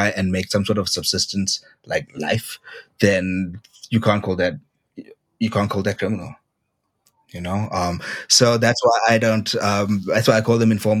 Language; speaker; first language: English; native; English